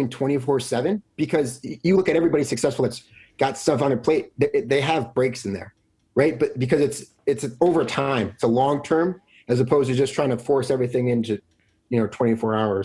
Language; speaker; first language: English; native; English